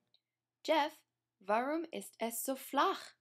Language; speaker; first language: German; non-native, learner; English